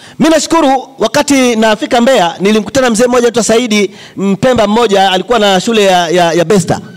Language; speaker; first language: Swahili; native; Swahili